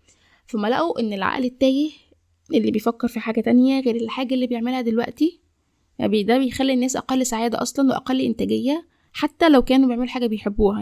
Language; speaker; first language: Arabic; native; Arabic